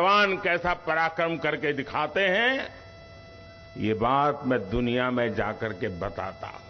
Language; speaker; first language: Hindi; native; Hindi